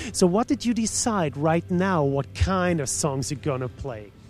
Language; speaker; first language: English; non-native, fluent; German